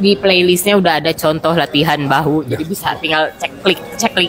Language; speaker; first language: Indonesian; native; Indonesian